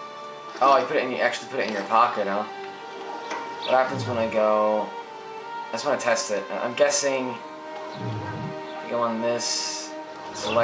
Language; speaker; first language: English; native; English